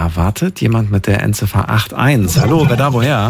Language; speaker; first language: German; native; German